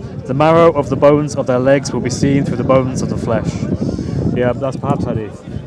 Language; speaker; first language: English; native; English